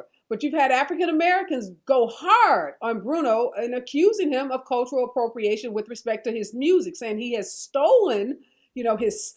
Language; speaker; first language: English; native; English